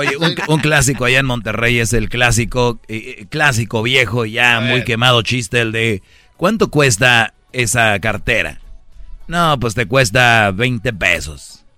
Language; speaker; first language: Spanish; native; Spanish